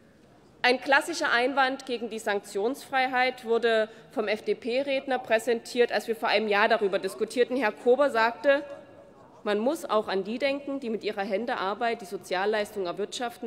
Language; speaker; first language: German; native; German